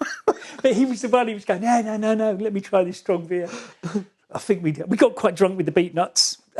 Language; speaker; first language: English; native; English